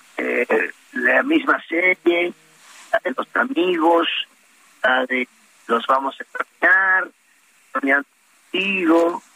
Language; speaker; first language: Spanish; native; Spanish